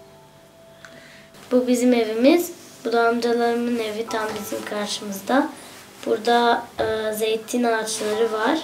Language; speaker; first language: Turkish; early bilingual, other home language; Arabic